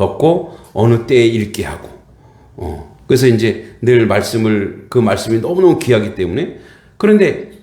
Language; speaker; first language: Korean; native; Korean